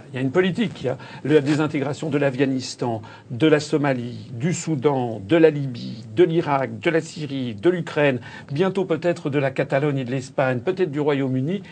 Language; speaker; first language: French; native; French